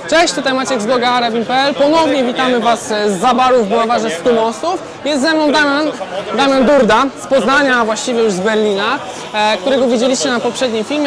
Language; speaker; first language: Polish; native; Polish